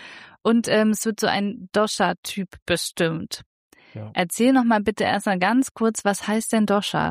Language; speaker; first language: German; native; German